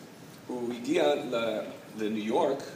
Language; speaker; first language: Hebrew; non-native, fluent; English